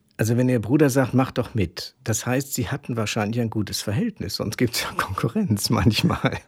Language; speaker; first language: German; native; German